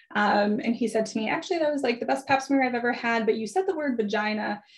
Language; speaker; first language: English; native; English